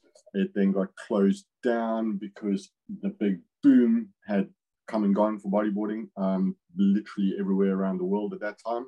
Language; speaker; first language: English; native; English